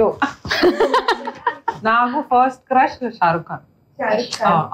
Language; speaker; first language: Telugu; non-native, fluent; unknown